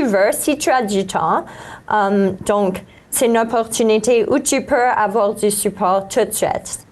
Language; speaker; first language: French; native; French